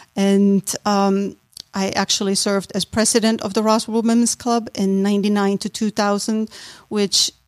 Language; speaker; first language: English; non-native, fluent; German